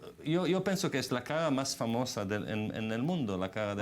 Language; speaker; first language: Spanish; non-native, fluent; Hebrew